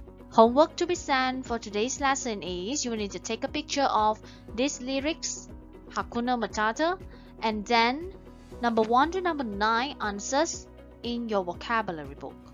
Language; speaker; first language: English; non-native, local second language; Chinese